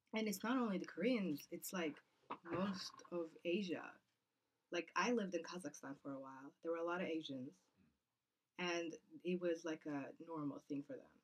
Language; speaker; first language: English; non-native, fluent; Kazakh